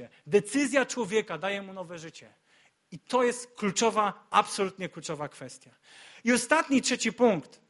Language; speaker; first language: Polish; native; Polish